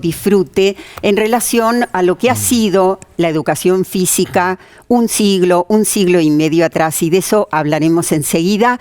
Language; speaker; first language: Spanish; native; Spanish